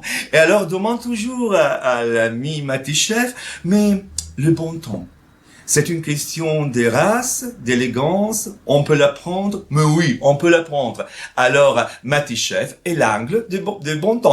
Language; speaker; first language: French; non-native, fluent; Italian